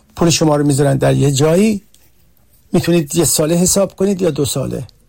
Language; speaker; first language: Persian; early bilingual, heritage; Persian